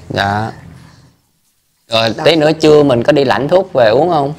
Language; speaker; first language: Vietnamese; native; Vietnamese